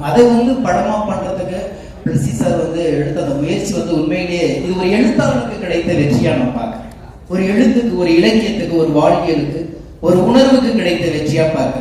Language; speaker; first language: Tamil; native; Tamil